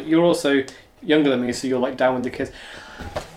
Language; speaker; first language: English; native; English